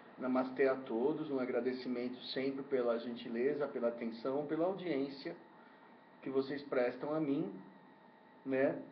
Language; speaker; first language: Portuguese; native; Portuguese